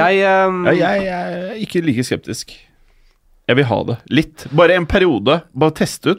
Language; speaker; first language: Norwegian; native; Norwegian